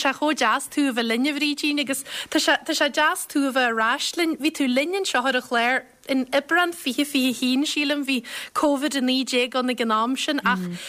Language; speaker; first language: Irish; native; Irish